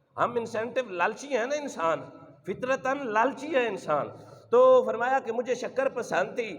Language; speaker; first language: Urdu; non-native, local second language; Punjabi